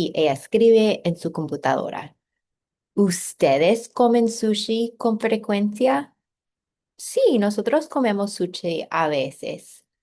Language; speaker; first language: Spanish; non-native, fluent; English